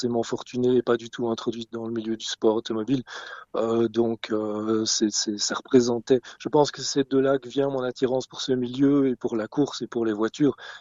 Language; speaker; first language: French; native; French